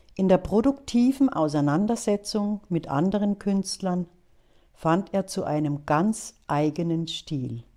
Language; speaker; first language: German; native; German